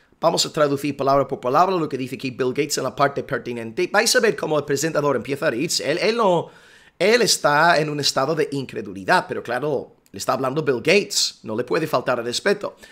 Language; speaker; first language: Spanish; non-native, fluent; English